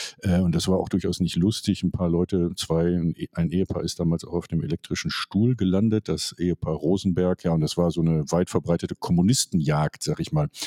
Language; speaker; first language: German; native; German